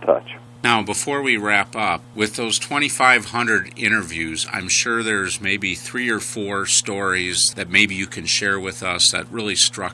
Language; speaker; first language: English; native; English